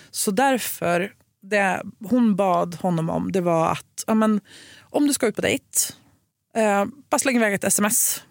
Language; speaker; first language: Swedish; native; Swedish